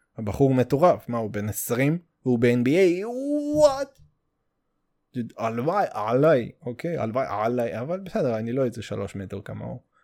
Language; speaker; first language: Hebrew; native; Hebrew